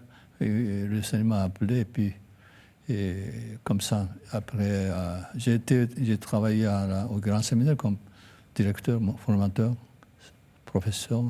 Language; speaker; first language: French; non-native, fluent; Japanese